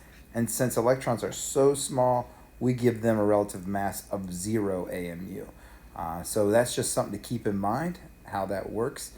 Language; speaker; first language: English; native; English